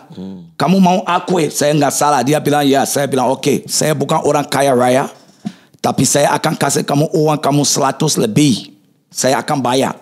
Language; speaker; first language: Indonesian; non-native, fluent; English